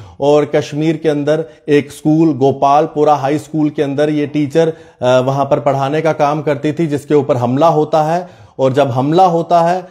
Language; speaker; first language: Hindi; native; Hindi